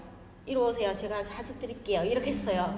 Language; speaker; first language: Korean; non-native, fluent; Vietnamese